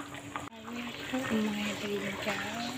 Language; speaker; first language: English; non-native, learner; Indonesian